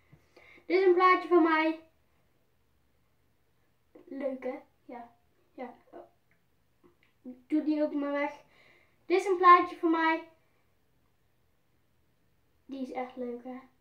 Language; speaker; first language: Dutch; native; Dutch